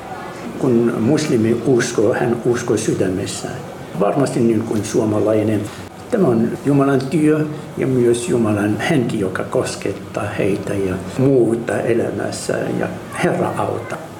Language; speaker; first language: Finnish; non-native, learner; Arabic